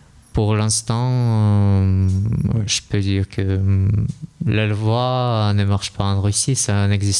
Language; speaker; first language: French; non-native, learner; Russian